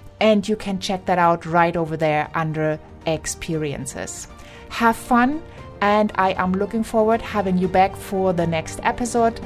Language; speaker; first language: English; non-native, fluent; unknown